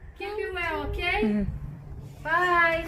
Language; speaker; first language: English; non-native, learner; Portuguese